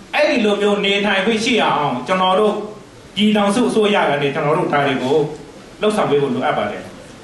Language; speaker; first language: Burmese; non-native, local second language; Mon